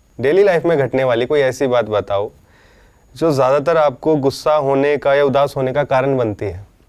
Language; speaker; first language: Hindi; native; Hindi